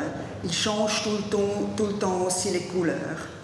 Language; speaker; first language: French; non-native, learner; German